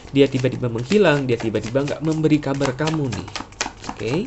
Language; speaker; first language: Indonesian; native; Indonesian